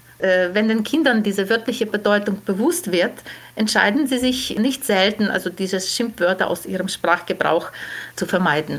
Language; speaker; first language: German; non-native, fluent; Ukrainian